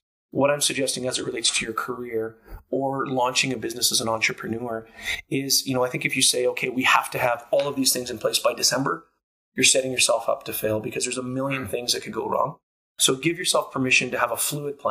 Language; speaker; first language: English; native; English